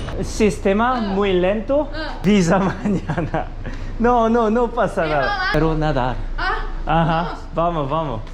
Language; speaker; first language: Spanish; non-native, learner; Korean